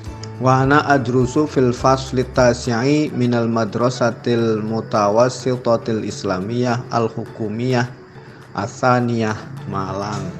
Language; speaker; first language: Arabic; non-native, fluent; Indonesian